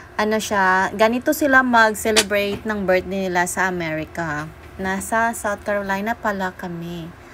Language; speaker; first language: Filipino; non-native, local second language; Cebuano